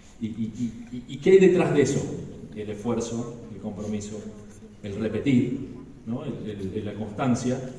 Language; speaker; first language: Spanish; native; Spanish